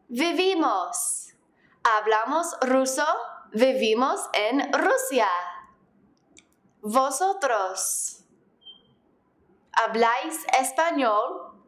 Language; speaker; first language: Spanish; non-native, fluent; English